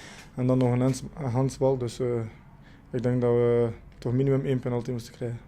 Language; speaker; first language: Dutch; non-native, local second language; French